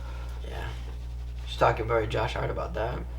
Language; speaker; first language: English; native; English